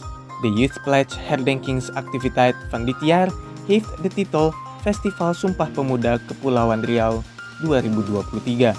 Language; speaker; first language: Dutch; non-native, fluent; Indonesian